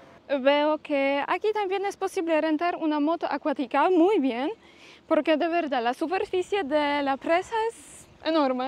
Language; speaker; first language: Spanish; non-native, fluent; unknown